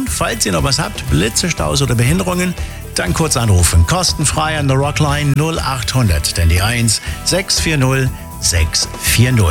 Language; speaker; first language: German; native; German